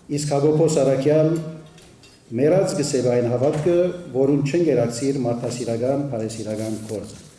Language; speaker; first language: Armenian; early bilingual, heritage; Armenian